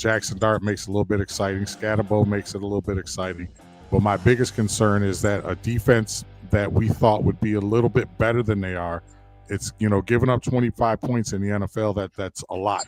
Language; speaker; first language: English; native; English